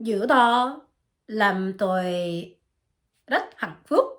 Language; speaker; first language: Vietnamese; non-native, learner; French